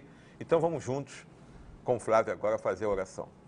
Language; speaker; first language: Portuguese; native; Portuguese